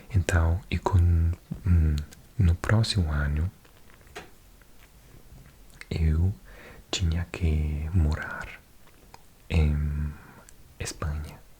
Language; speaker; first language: Portuguese; non-native, fluent; English